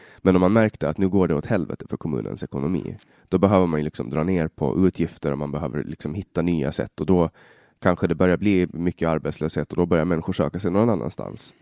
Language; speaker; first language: Swedish; native; Swedish